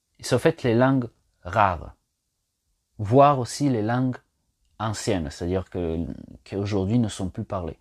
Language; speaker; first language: French; non-native, fluent; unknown